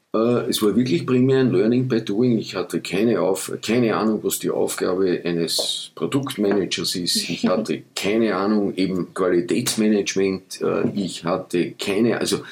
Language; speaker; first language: German; early bilingual, other home language; Dutch